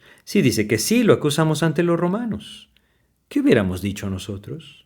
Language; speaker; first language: Spanish; native; Spanish